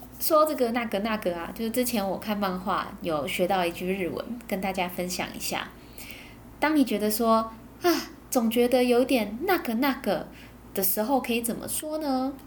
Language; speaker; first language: Chinese; native; Chinese